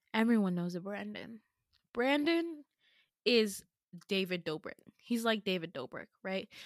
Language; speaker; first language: English; native; English